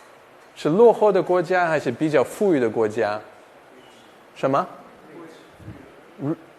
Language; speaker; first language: Chinese; non-native, fluent; English